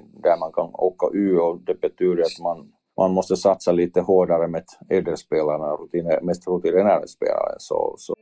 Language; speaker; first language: Swedish; non-native, learner; Finnish